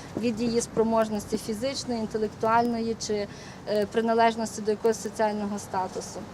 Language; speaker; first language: Ukrainian; native; Ukrainian